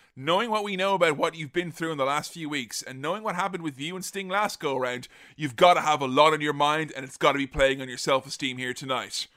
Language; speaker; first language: English; native; English